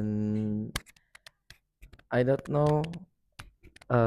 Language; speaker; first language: English; non-native, learner; Indonesian